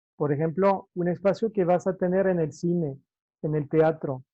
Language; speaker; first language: Spanish; non-native, fluent; French